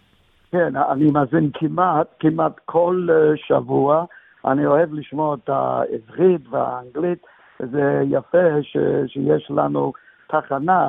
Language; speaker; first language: Hebrew; non-native, fluent; English